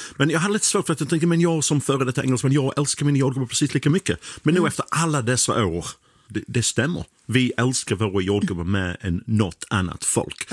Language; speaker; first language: Swedish; non-native, fluent; English